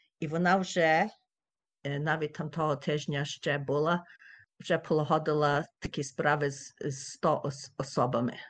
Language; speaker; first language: Ukrainian; early bilingual, heritage; Ukrainian